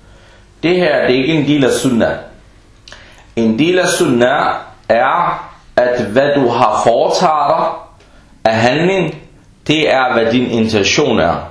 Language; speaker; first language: Danish; early bilingual, other home language; Arabic